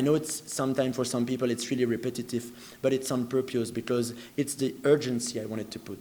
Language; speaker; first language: English; non-native, fluent; French